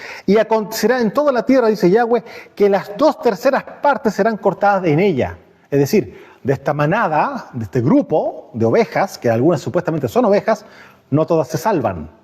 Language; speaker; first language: Spanish; native; Spanish